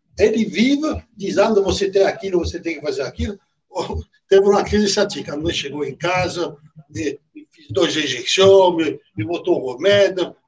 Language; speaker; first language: Portuguese; non-native, fluent; French